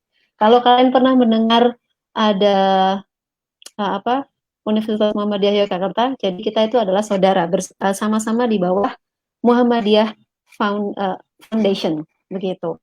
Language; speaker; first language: Indonesian; native; Indonesian